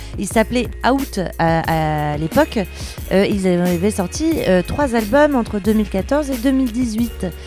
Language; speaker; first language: French; native; French